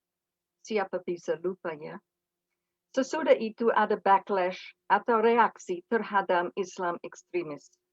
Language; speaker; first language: Indonesian; non-native, fluent; English